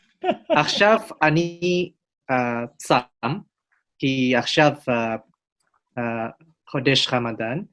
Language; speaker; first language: Hebrew; non-native, learner; Indonesian